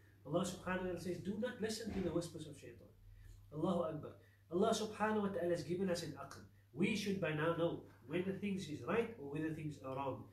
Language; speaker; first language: English; native; English